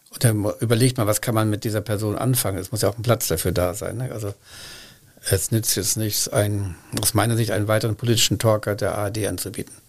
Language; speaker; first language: German; native; German